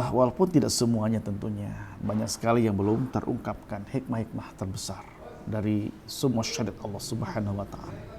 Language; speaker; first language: Indonesian; native; Indonesian